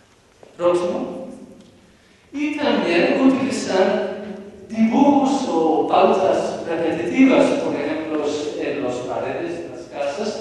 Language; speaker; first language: Spanish; non-native, fluent; English